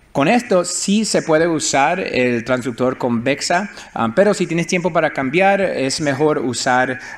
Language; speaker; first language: Spanish; early bilingual, heritage; Spanish